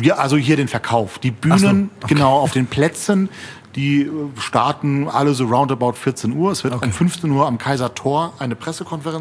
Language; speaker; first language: German; native; German